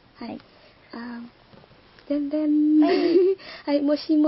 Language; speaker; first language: Japanese; non-native, learner; Vietnamese